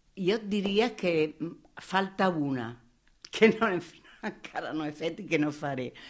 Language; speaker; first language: Catalan; non-native, fluent; Italian